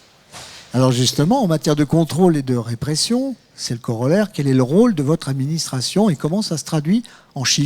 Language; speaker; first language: French; native; French